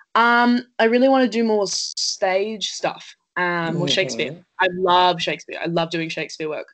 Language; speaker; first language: English; native; English